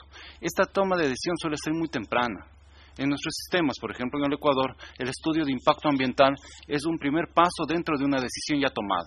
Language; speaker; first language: Spanish; native; Spanish